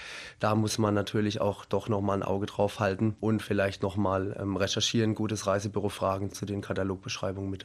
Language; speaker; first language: German; native; German